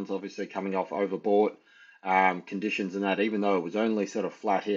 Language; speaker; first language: English; native; English